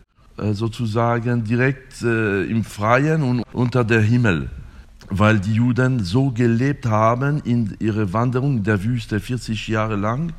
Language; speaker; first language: German; non-native, fluent; French